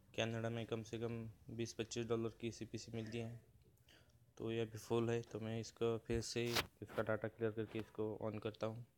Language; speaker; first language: Hindi; non-native, local second language; Marathi